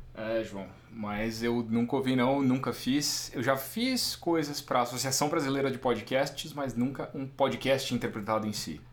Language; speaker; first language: Portuguese; native; Portuguese